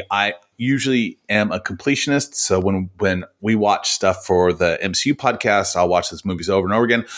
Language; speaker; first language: English; native; English